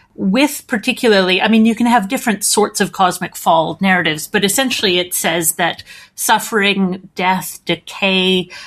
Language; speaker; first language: English; native; English